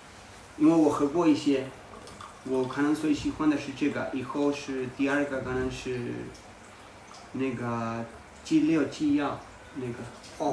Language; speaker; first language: Chinese; non-native, fluent; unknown